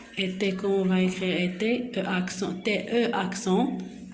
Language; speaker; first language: French; non-native, local second language; Arabic